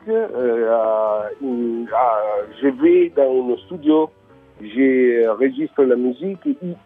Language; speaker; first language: French; non-native, learner; Italian